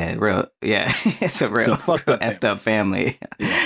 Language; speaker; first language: English; native; English